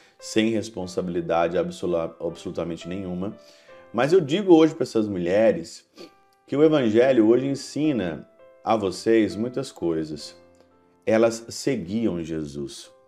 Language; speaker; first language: Portuguese; native; Portuguese